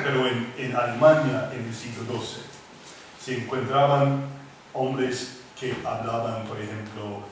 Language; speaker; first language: Spanish; non-native, fluent; English